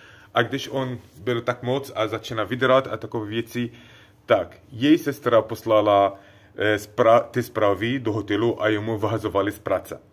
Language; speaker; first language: Czech; non-native, learner; Arabic